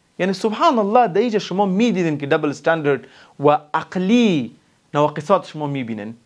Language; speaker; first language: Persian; non-native, local second language; Pashto